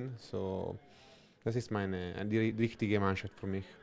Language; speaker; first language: German; non-native, local second language; Italian